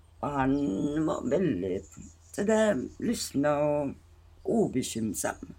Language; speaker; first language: Swedish; non-native, fluent; Thai